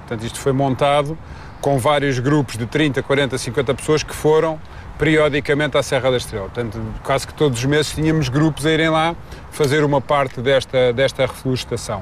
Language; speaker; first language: Portuguese; native; Portuguese